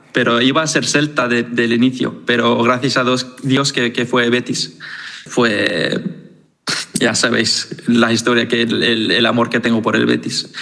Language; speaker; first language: Spanish; non-native, fluent; Danish